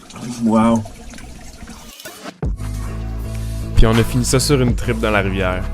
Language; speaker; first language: French; native; French